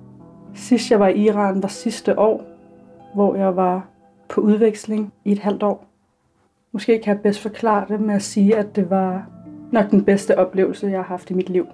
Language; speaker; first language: Danish; early bilingual, other home language; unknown